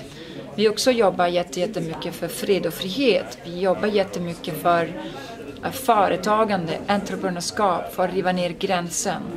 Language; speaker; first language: Swedish; non-native, fluent; Italian